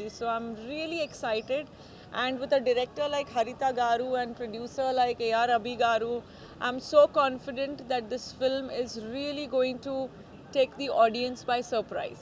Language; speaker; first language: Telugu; non-native, fluent; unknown